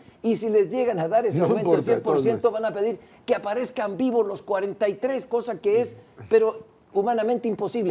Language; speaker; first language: Spanish; native; Spanish